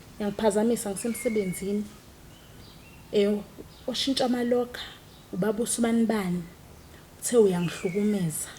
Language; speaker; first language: Zulu; native; Zulu